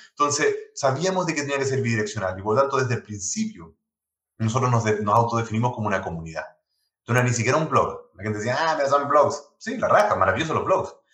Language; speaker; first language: Spanish; non-native, local second language; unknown